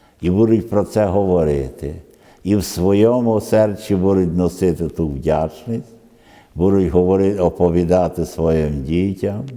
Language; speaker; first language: Ukrainian; early bilingual, other home language; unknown